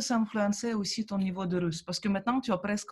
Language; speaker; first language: French; non-native, fluent; Russian